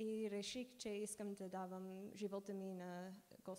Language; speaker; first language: Bulgarian; non-native, learner; English